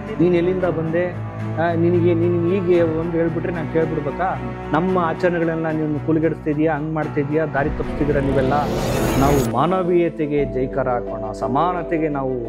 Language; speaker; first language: Kannada; native; Kannada